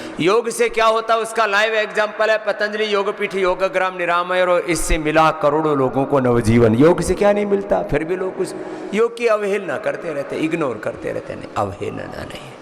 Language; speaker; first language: Hindi; native; Hindi